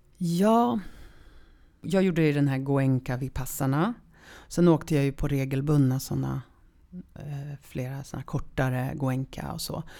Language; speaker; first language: Swedish; early bilingual, other home language; Polish